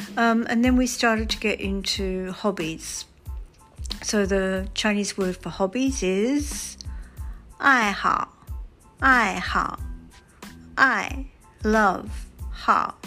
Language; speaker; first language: English; native; English